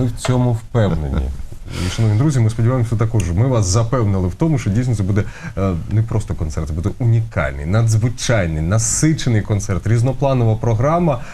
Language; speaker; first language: Ukrainian; native; Ukrainian